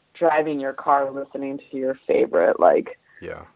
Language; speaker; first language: English; early bilingual, other home language; Polish